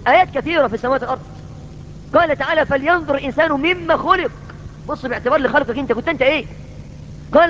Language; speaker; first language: Arabic; native; Arabic